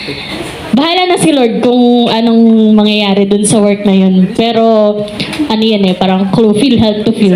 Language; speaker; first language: Filipino; native; Filipino